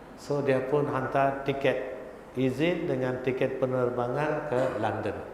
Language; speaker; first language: Malay; non-native, local second language; Tamil